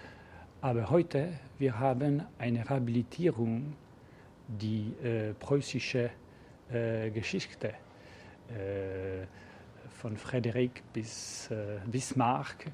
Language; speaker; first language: German; non-native, learner; English